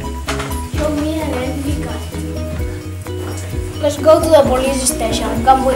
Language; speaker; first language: English; non-native, learner; Catalan